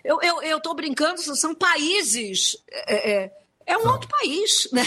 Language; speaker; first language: Portuguese; native; Portuguese